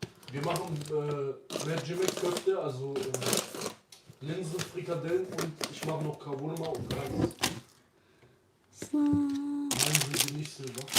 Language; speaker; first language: German; early bilingual, other home language; Kurdish